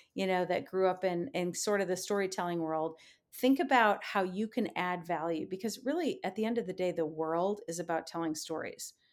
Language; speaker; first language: English; native; English